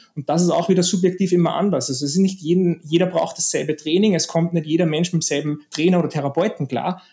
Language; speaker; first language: German; native; German